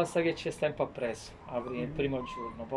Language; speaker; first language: Italian; native; Italian